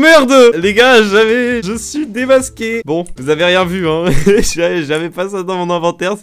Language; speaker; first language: French; native; French